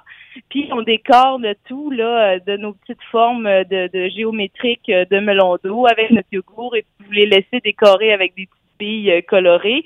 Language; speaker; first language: French; native; French